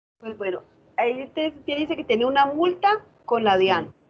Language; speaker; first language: Spanish; native; Spanish